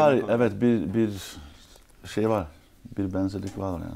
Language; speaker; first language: Turkish; early bilingual, heritage; Turkish